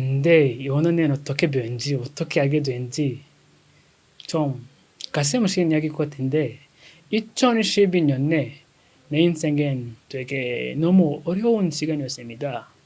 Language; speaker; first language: Korean; non-native, fluent; Kinyarwanda